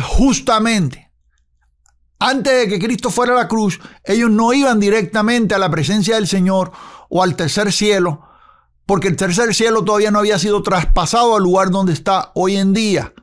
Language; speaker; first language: Spanish; native; Spanish